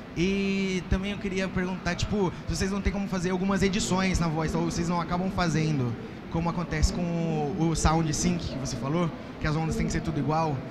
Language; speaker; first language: Portuguese; native; Portuguese